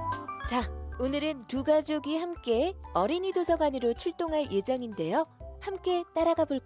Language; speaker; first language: Korean; native; Korean